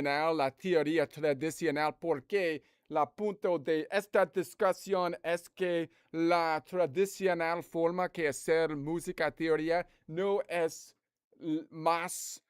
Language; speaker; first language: Spanish; non-native, learner; English